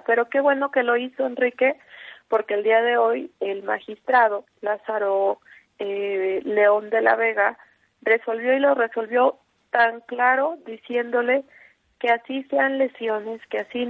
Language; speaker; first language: Spanish; native; Spanish